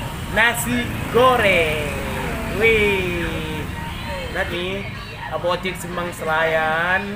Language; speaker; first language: Indonesian; non-native, fluent; Somali